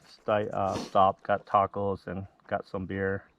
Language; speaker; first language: English; native; English